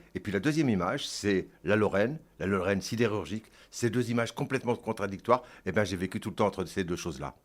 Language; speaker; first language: French; early bilingual, other home language; Kabyle